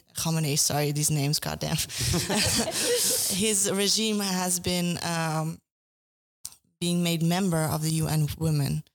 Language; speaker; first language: English; non-native, fluent; Persian